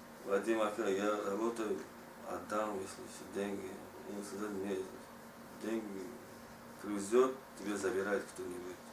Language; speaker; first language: Russian; non-native, learner; Tajik